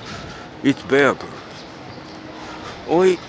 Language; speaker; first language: English; non-native, learner; Japanese